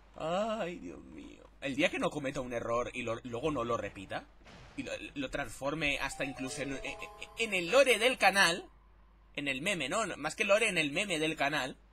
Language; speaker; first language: Spanish; native; Spanish